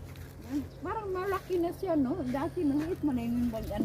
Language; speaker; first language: Filipino; non-native, local second language; Cebuano